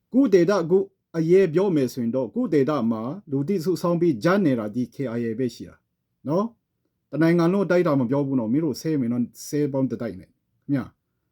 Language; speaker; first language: Burmese; non-native, local second language; Kachin